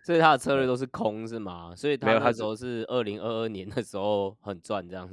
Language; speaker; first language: Chinese; native; Chinese